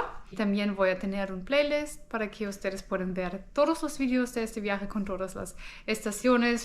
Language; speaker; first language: Spanish; non-native, fluent; German